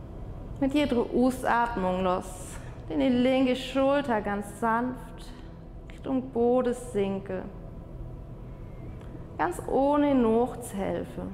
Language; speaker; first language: German; non-native, fluent; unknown